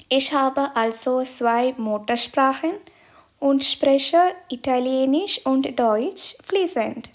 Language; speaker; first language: German; non-native, fluent; Malayalam